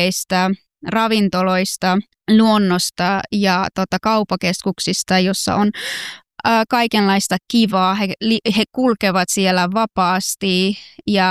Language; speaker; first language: Finnish; early bilingual, other home language; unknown